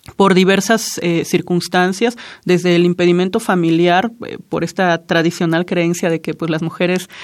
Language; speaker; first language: Spanish; non-native, local second language; Zapotec